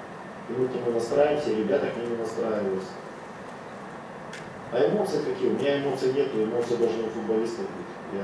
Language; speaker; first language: Russian; native; Russian